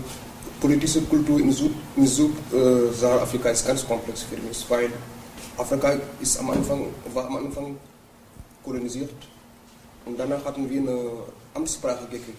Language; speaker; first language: German; non-native, learner; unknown